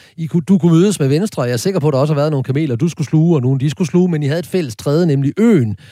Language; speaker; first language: Danish; native; Danish